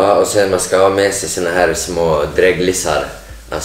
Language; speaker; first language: Swedish; non-native, learner; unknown